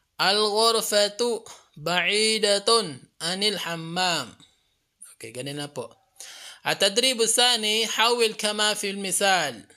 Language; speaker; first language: Arabic; non-native, fluent; Filipino